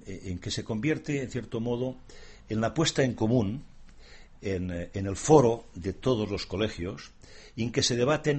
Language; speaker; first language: Spanish; native; Spanish